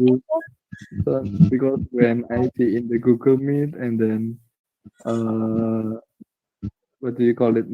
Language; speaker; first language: English; non-native, learner; Indonesian